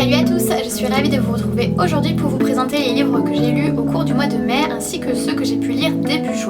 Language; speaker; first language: French; native; French